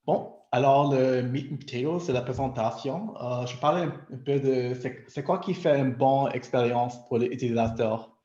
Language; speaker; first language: French; non-native, local second language; English